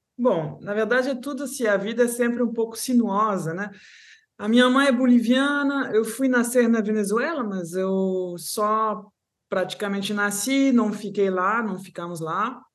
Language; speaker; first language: Portuguese; non-native, fluent; French